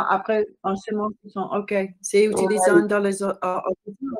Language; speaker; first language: French; non-native, learner; English